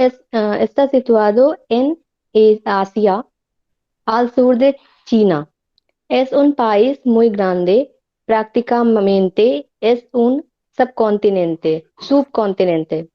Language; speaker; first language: Spanish; non-native, learner; Hindi